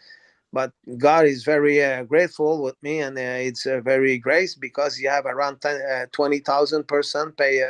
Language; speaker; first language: English; non-native, learner; French